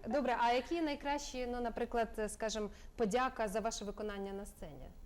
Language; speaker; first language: Ukrainian; native; Ukrainian